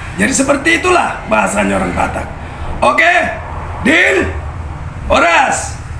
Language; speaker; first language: Indonesian; non-native, local second language; Batak Toba